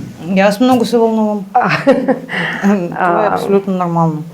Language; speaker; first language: Bulgarian; non-native, fluent; Russian